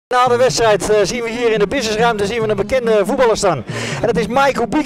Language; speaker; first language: Dutch; native; Dutch